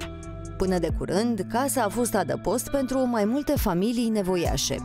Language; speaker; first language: Romanian; native; Romanian